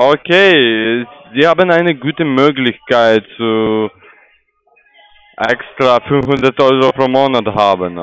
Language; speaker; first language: German; non-native, learner; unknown